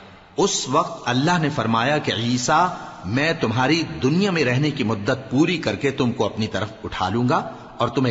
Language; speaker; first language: Urdu; native; Urdu